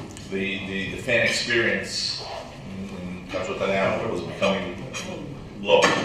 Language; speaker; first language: English; native; English